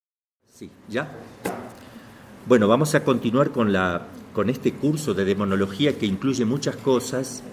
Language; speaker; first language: Spanish; native; Spanish